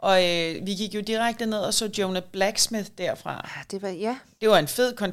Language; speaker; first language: Danish; native; Danish